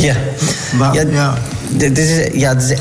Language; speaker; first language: Dutch; non-native, learner; Turkish